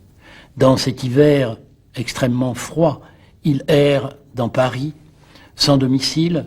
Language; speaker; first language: French; native; French